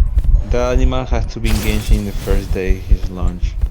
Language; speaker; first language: English; non-native, learner; Spanish